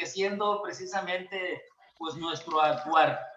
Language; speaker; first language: Spanish; native; Spanish